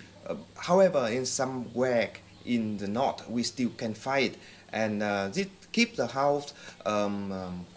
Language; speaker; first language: English; non-native, fluent; Vietnamese